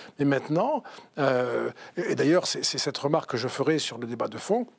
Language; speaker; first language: French; native; French